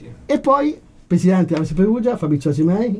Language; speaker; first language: Italian; native; Italian